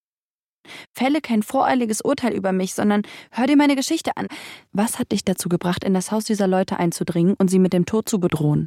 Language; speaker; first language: German; native; German